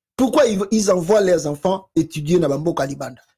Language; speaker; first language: French; non-native, local second language; Lingala